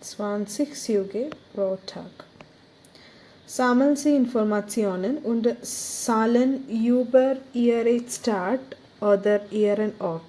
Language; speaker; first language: German; non-native, fluent; Malayalam